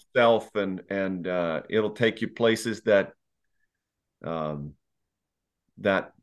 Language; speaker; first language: English; native; English